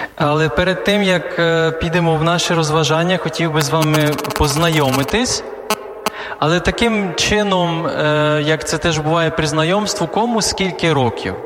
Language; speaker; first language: Ukrainian; non-native, local second language; Hungarian